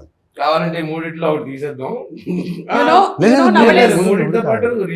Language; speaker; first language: Telugu; native; Telugu